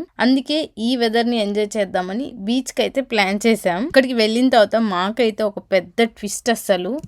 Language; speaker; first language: Telugu; native; Telugu